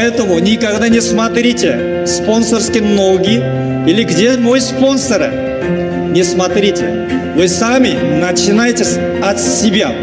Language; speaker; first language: Russian; non-native, learner; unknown